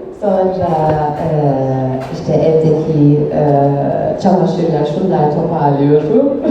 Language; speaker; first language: Turkish; early bilingual, heritage; Turkish